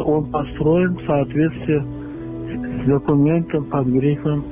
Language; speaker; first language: Russian; non-native, local second language; Uzbek